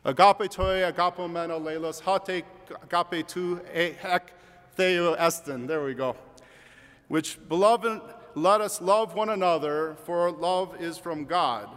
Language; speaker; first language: English; native; English